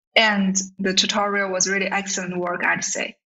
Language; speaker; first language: English; non-native, fluent; Chinese